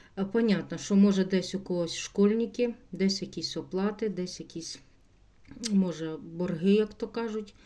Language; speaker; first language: Ukrainian; non-native, local second language; Russian